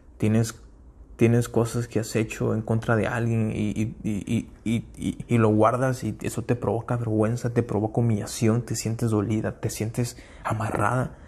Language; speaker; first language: Spanish; early bilingual, heritage; Spanish